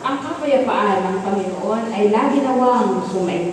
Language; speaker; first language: Filipino; native; Filipino